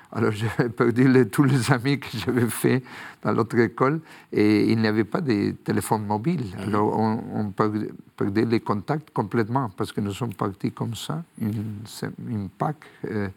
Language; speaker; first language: French; non-native, fluent; Spanish